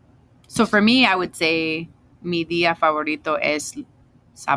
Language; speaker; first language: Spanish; non-native, fluent; English